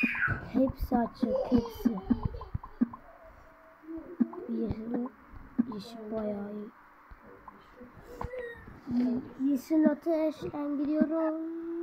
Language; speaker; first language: Turkish; early bilingual, heritage; Turkish